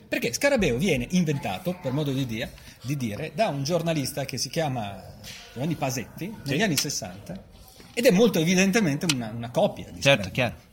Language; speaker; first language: Italian; native; Italian